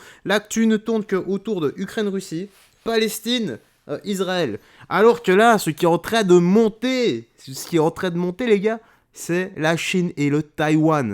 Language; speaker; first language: French; native; French